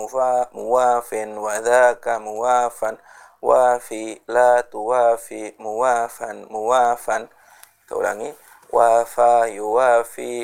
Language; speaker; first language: Arabic; non-native, fluent; Indonesian